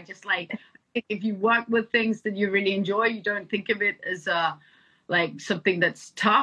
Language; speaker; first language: English; non-native, fluent; Danish